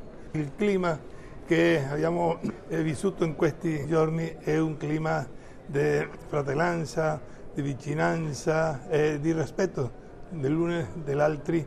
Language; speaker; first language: Italian; non-native, fluent; Spanish